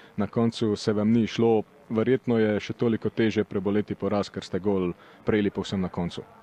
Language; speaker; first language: Slovenian; native; Slovenian